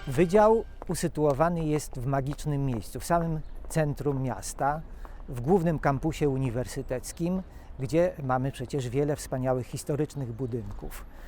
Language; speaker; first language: Polish; native; Polish